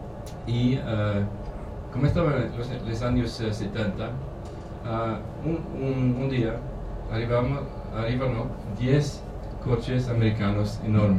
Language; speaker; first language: Spanish; non-native, learner; German